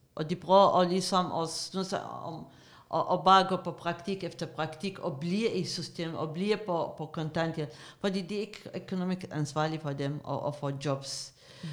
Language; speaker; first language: Danish; non-native, fluent; Arabic